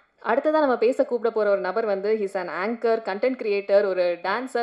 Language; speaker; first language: Tamil; native; Tamil